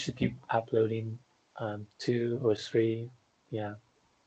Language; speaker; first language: English; non-native, fluent; Chinese